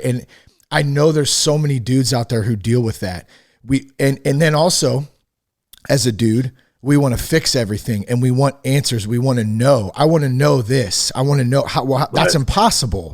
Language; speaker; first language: English; native; English